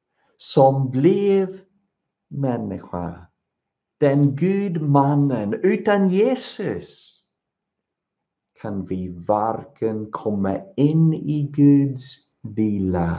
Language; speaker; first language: Swedish; non-native, fluent; English